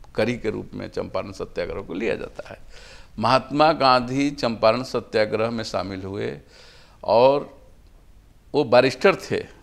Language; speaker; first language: Hindi; native; Hindi